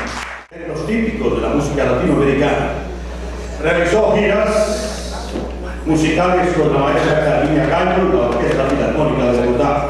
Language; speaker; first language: Spanish; native; Spanish